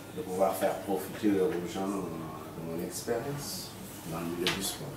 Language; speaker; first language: French; non-native, local second language; Wolof